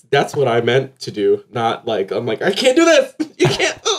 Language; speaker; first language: English; native; English